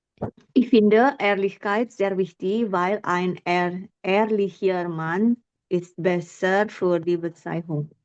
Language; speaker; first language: German; non-native, learner; Indonesian